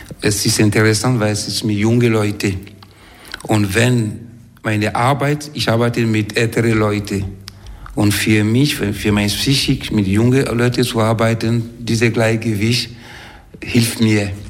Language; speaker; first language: German; non-native, fluent; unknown